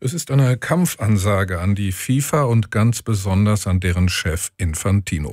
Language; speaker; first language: German; native; German